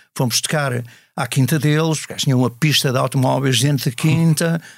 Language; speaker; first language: Portuguese; native; Portuguese